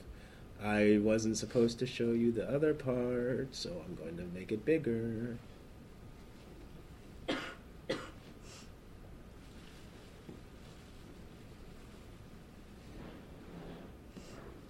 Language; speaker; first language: English; native; English